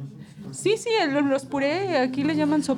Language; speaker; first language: Spanish; native; Spanish